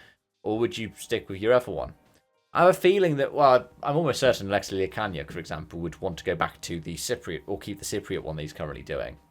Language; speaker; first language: English; native; English